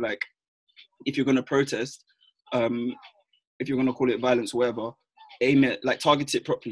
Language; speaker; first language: English; native; English